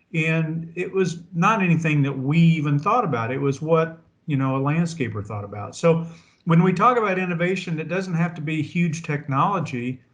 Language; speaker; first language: English; native; English